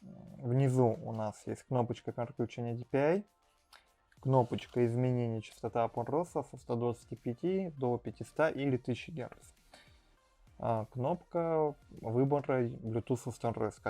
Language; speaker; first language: Russian; native; Russian